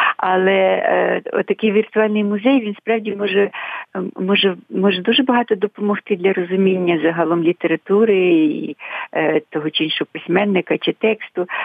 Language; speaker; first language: Ukrainian; native; Ukrainian